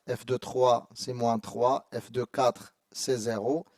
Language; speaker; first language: French; non-native, local second language; Arabic